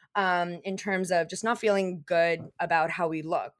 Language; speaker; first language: English; early bilingual, other home language; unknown